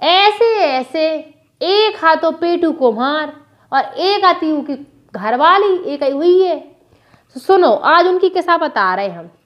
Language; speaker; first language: Hindi; native; Hindi